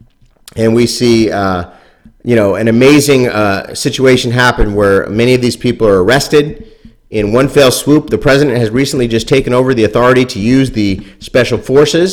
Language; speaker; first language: English; native; English